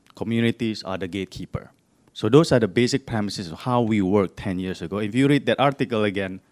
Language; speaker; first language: English; non-native, fluent; Indonesian